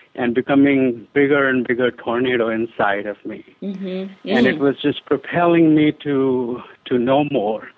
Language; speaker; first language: English; non-native, local second language; Hindi